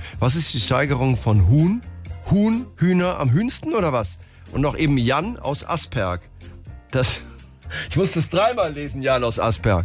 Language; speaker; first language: German; native; German